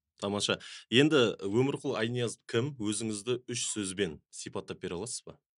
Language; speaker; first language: Kazakh; native; Kazakh